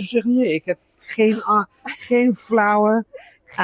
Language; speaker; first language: Dutch; non-native, fluent; Italian